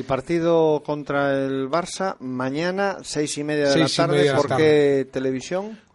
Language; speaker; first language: Spanish; native; Spanish